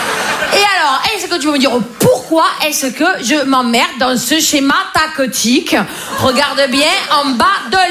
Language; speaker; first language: French; native; French